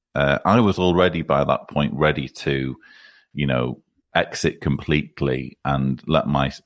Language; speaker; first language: English; native; English